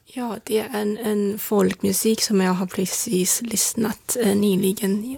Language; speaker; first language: Swedish; non-native, fluent; Chinese